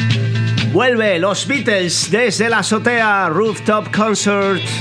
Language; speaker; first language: Spanish; native; Spanish